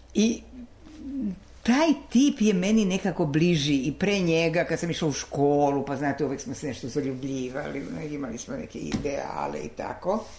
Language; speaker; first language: Serbian; non-native, local second language; Slovak